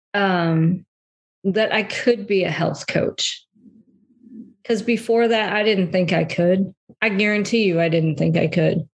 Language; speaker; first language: English; native; English